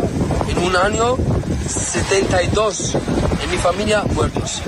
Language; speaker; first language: Spanish; non-native, learner; Arabic